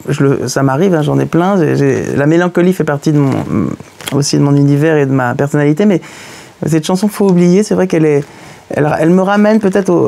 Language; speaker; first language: French; native; French